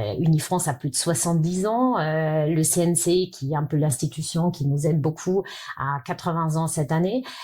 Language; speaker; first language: French; non-native, fluent; German